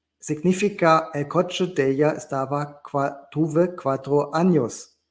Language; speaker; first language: Spanish; non-native, learner; German